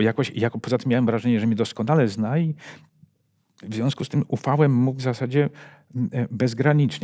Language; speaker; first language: Polish; native; Polish